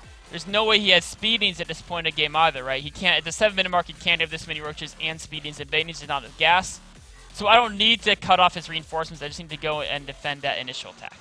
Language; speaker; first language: English; native; English